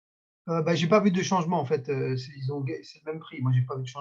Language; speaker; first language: French; native; French